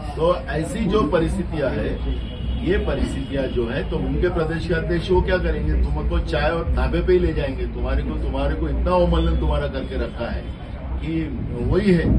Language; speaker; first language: Hindi; non-native, local second language; Marathi